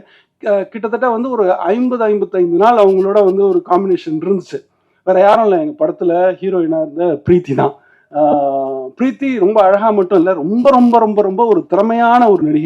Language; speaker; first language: Tamil; native; Tamil